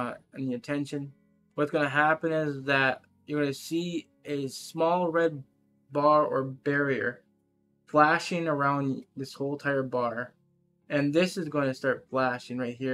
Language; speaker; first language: English; native; English